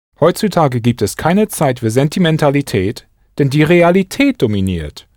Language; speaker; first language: German; non-native, learner; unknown